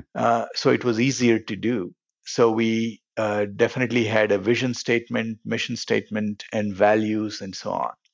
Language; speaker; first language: English; non-native, local second language; Telugu